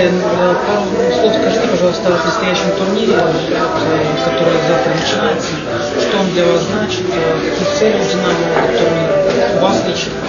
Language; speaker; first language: Russian; native; Russian